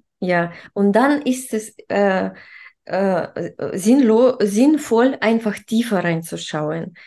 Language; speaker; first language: German; non-native, fluent; Russian